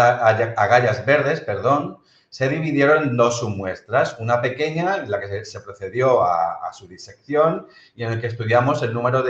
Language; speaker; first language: Spanish; native; Spanish